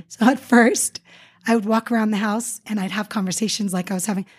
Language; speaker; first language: English; early bilingual, other home language; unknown